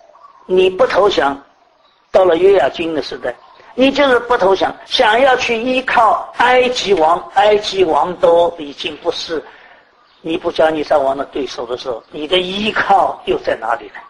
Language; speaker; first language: Chinese; native; Chinese